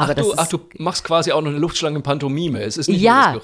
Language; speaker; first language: German; native; German